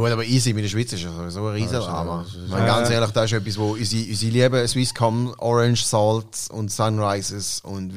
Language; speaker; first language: German; native; German